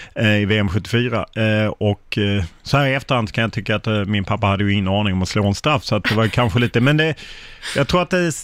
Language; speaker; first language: Swedish; native; Swedish